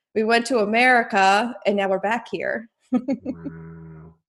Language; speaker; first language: English; native; English